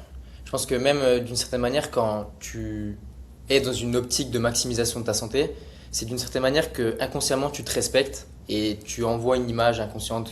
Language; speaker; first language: French; native; French